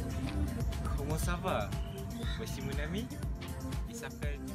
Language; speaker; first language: French; non-native, learner; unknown